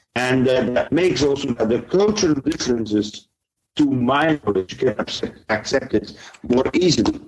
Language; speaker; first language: English; non-native, fluent; Dutch